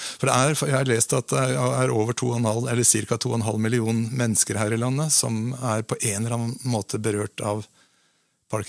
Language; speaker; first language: Norwegian; native; Norwegian